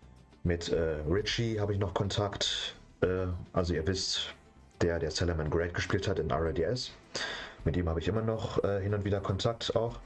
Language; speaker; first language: German; native; German